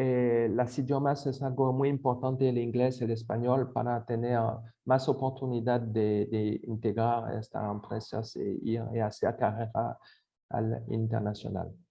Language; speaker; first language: Spanish; non-native, fluent; French